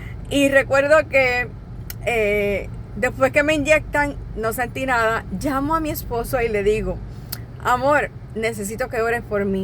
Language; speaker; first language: Spanish; native; Spanish